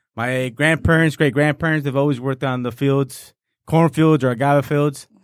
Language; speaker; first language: English; non-native, fluent; Spanish